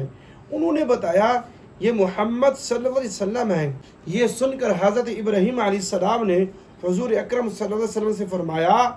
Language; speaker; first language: Urdu; native; Urdu